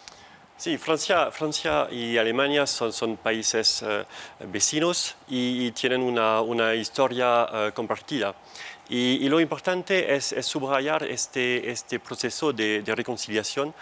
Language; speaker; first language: Spanish; non-native, fluent; French